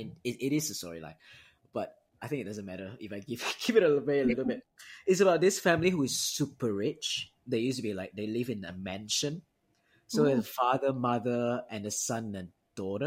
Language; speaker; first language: English; non-native, local second language; Cantonese